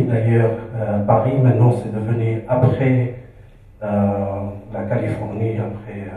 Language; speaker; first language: French; non-native, local second language; Arabic